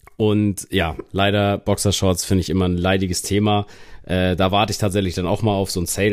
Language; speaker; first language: German; native; German